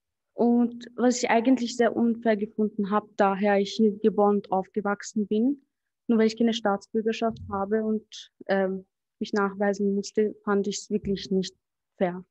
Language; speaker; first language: German; early bilingual, other home language; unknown